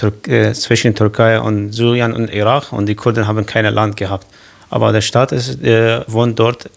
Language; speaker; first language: German; non-native, learner; Kurdish